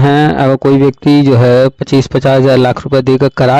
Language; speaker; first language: Hindi; native; Hindi